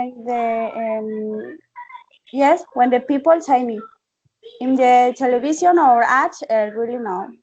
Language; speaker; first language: English; non-native, learner; Spanish